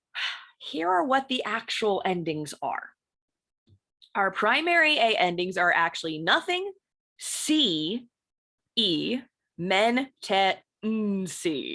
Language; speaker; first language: English; native; English